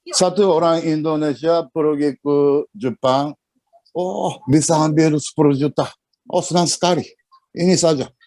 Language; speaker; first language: Indonesian; non-native, learner; Japanese